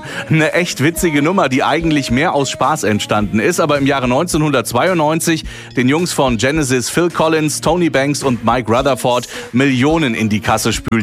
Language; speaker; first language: German; native; German